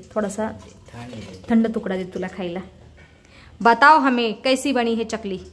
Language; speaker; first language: Hindi; non-native, local second language; Marathi